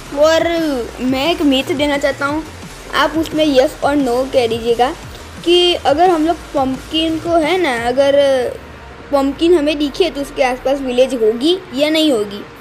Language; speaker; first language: Hindi; non-native, local second language; Gujarati